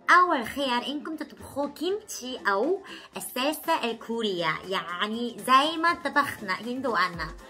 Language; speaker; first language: Arabic; non-native, fluent; Korean